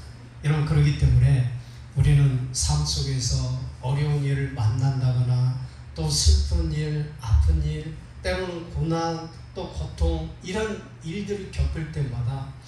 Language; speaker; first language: Korean; native; Korean